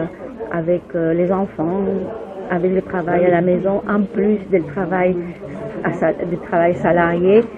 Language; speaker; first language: French; non-native, fluent; Spanish